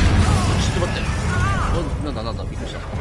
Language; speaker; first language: Japanese; native; Japanese